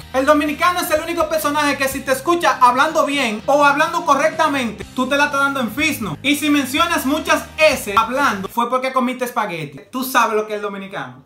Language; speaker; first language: Spanish; native; Spanish